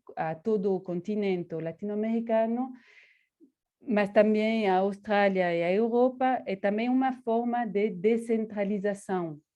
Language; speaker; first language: Portuguese; non-native, fluent; Spanish